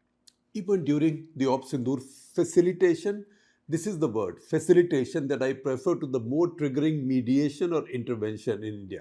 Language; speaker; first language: English; non-native, local second language; Hindi